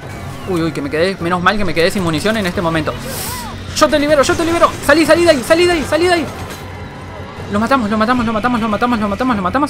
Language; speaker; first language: Spanish; native; Spanish